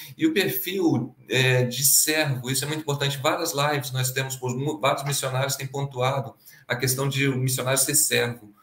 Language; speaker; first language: Portuguese; native; Portuguese